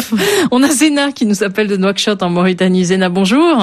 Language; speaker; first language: French; native; French